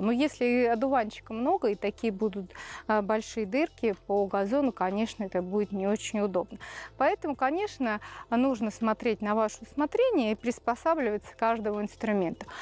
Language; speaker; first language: Russian; native; Russian